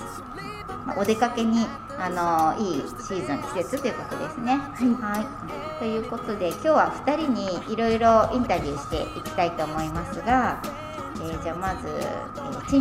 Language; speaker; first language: Japanese; native; Japanese